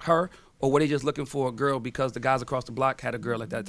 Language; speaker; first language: English; native; English